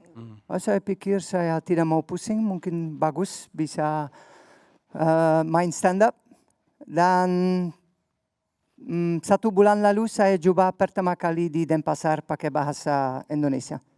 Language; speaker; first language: Indonesian; non-native, learner; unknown